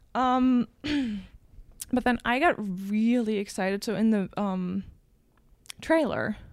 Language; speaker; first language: English; non-native, fluent; German